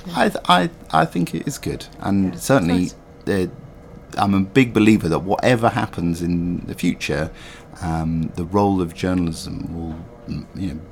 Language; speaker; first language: English; native; English